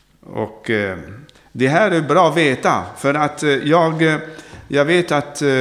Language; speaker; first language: Swedish; non-native, fluent; Arabic